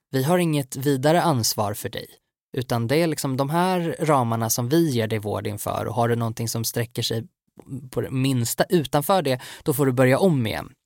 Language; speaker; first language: Swedish; native; Swedish